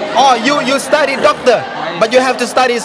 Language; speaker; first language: English; non-native, learner; Thai